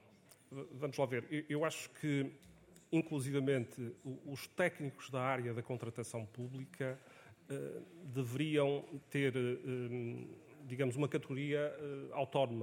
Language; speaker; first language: Portuguese; native; Portuguese